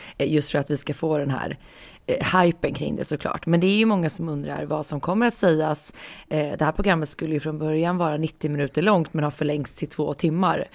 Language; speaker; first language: Swedish; native; Swedish